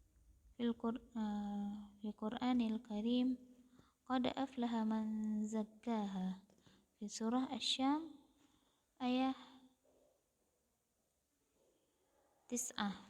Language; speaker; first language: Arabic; non-native, fluent; Indonesian